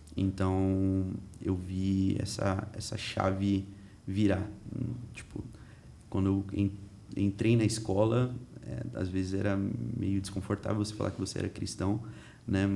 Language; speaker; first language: Portuguese; early bilingual, heritage; Portuguese